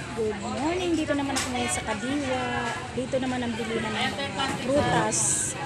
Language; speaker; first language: Filipino; non-native, local second language; Cebuano